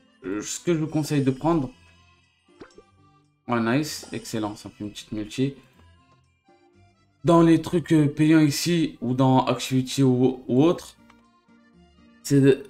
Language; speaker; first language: French; native; French